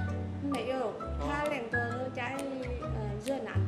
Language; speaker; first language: Chinese; non-native, learner; Vietnamese